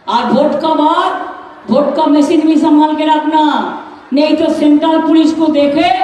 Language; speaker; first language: Hindi; non-native, local second language; Bangla